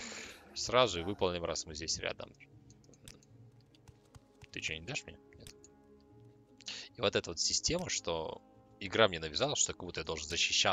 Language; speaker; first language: Russian; native; Russian